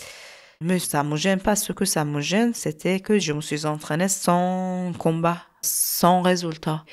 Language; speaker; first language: French; non-native, learner; Persian